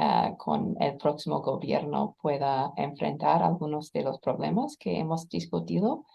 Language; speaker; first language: Spanish; non-native, fluent; English